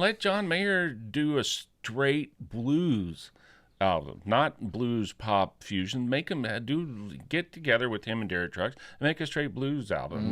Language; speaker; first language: English; native; English